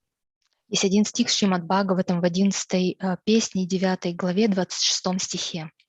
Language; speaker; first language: Russian; native; Russian